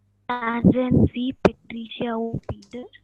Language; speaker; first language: German; non-native, learner; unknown